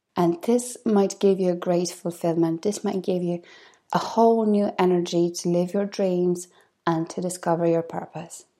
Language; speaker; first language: English; non-native, fluent; Polish